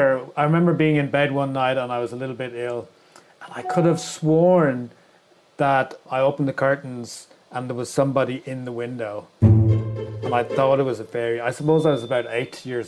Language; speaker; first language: English; native; English